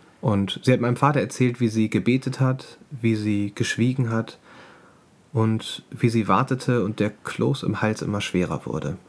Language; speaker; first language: German; native; German